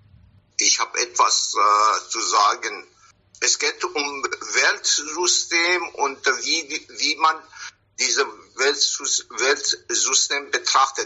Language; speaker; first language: German; non-native, fluent; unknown